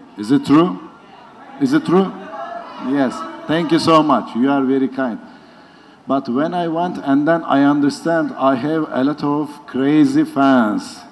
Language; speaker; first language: English; non-native, learner; Turkish